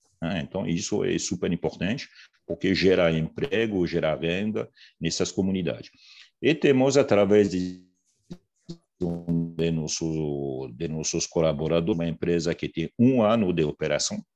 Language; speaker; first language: Portuguese; non-native, fluent; French